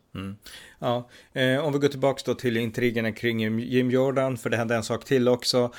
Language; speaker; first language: Swedish; native; Swedish